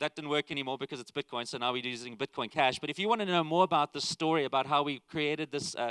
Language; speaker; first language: English; native; English